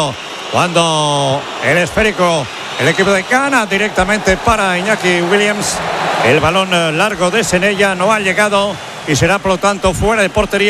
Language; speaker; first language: Spanish; native; Spanish